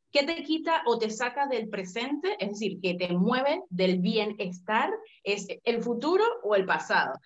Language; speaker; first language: Spanish; native; Spanish